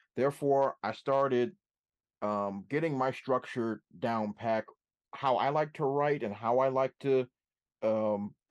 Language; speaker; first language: English; native; English